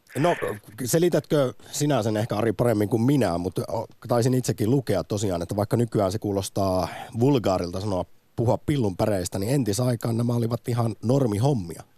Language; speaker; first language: Finnish; native; Finnish